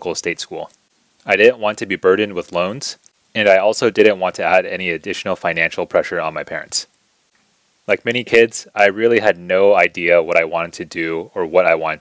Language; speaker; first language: English; native; English